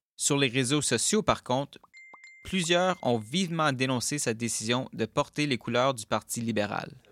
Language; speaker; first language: French; native; French